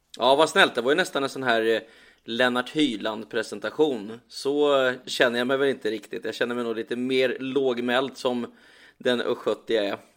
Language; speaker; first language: Swedish; native; Swedish